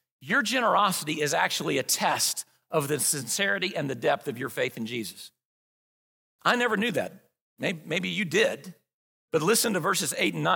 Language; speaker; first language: English; native; English